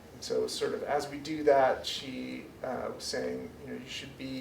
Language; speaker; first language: English; native; English